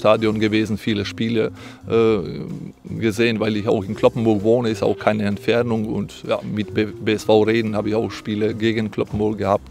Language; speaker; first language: German; non-native, fluent; Croatian